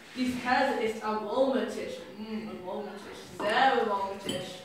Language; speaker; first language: German; non-native, learner; English